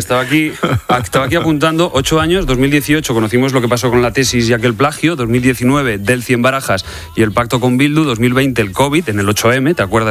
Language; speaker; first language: Spanish; native; Spanish